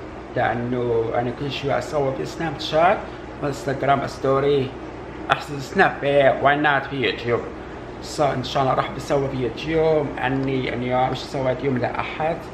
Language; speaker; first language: Arabic; non-native, learner; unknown